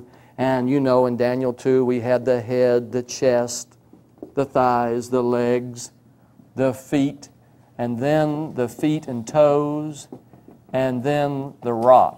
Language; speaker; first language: English; native; English